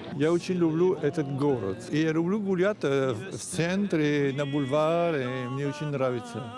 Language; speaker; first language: Russian; non-native, learner; French